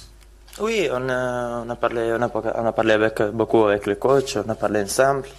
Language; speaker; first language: French; non-native, fluent; Italian